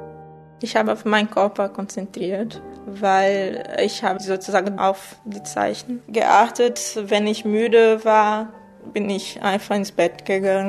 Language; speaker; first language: German; non-native, fluent; Portuguese